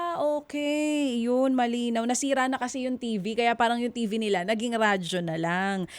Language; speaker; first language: Filipino; native; Filipino